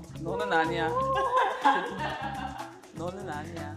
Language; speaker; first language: Korean; non-native, fluent; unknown